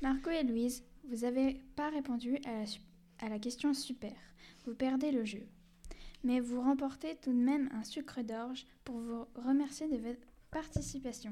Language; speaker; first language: French; native; French